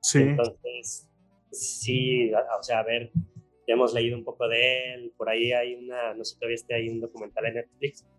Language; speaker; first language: Spanish; native; Spanish